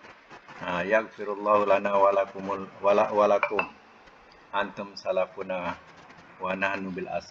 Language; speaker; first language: Malay; native; Malay